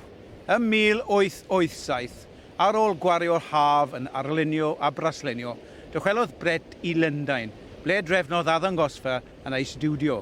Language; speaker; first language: Welsh; native; Welsh